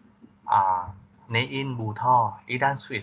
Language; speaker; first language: Korean; non-native, fluent; Vietnamese